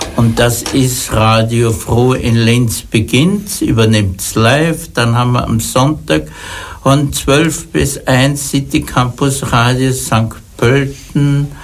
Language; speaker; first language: German; native; German